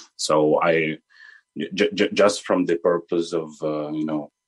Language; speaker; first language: English; non-native, fluent; Ukrainian